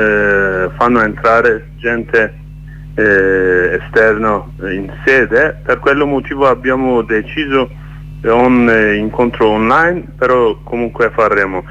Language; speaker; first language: Italian; non-native, learner; Kurdish